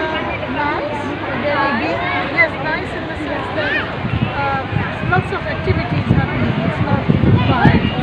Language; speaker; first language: English; non-native, fluent; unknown